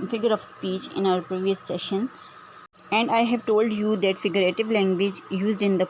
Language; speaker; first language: English; non-native, local second language; Urdu